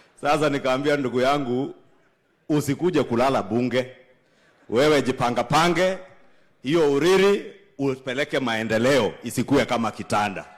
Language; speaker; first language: Swahili; non-native, local second language; Kikuyu